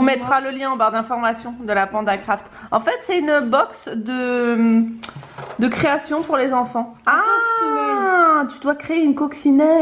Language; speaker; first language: French; native; French